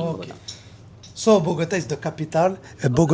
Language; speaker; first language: English; non-native, learner; French